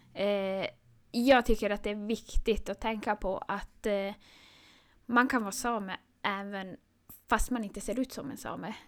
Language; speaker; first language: Swedish; non-native, local second language; Northern Sami